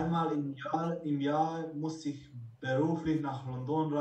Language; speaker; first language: German; non-native, learner; Bosnian